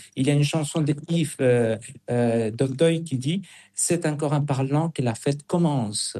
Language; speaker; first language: French; non-native, fluent; Spanish